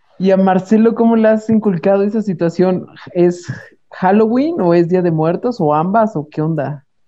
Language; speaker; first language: Spanish; native; Spanish